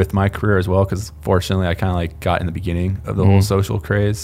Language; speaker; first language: English; native; English